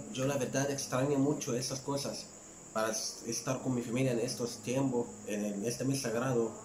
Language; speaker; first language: Spanish; non-native, learner; Arabic